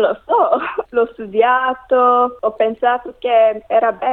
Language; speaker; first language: Italian; non-native, learner; English